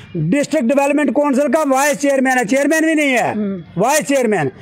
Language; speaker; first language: Hindi; native; Hindi